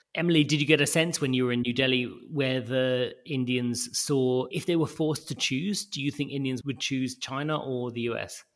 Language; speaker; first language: English; native; English